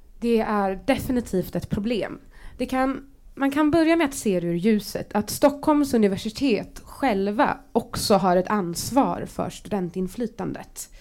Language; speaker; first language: Swedish; native; Swedish